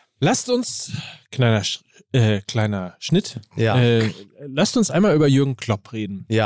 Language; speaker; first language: German; native; German